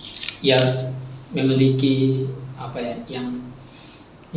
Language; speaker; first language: Indonesian; non-native, local second language; Tetum